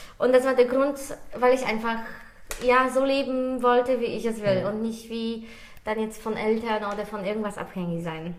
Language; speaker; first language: German; non-native, fluent; Polish